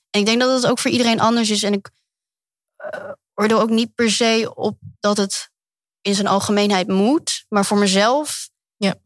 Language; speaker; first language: Dutch; early bilingual, other home language; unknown